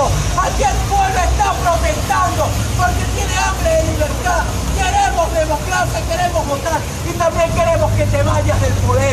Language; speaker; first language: Spanish; native; Spanish